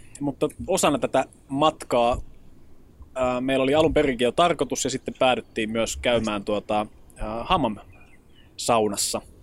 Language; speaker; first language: Finnish; early bilingual, other home language; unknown